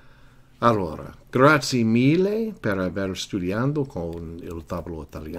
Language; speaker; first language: Italian; non-native, fluent; English